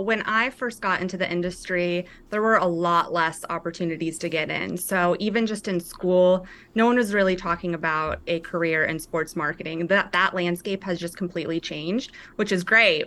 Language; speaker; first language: English; native; English